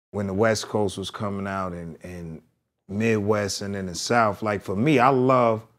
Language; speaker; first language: English; native; English